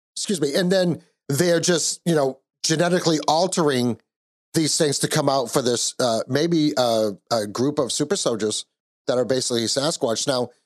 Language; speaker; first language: English; native; English